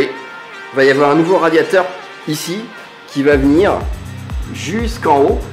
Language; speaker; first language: French; native; French